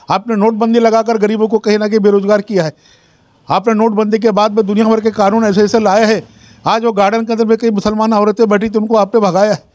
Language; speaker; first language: Hindi; non-native, local second language; Marathi